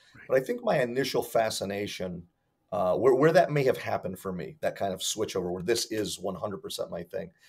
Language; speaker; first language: English; native; English